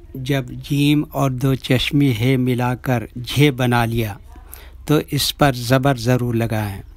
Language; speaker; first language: Hindi; native; Hindi